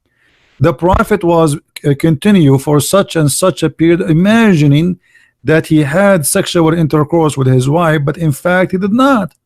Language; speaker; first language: English; non-native, fluent; Arabic